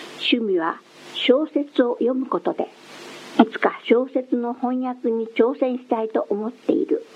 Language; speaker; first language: Japanese; native; Japanese